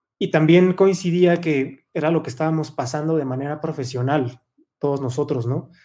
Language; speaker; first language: Spanish; native; Spanish